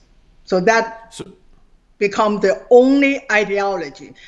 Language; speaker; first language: English; non-native, fluent; Chinese